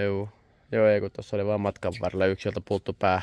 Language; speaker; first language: Finnish; native; Finnish